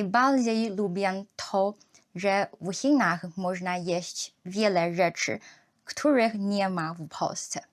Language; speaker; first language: Polish; non-native, learner; Chinese